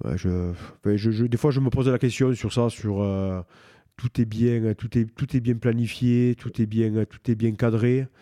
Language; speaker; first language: French; native; French